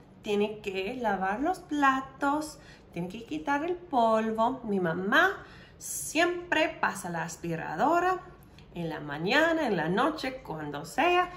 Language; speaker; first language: Spanish; non-native, fluent; English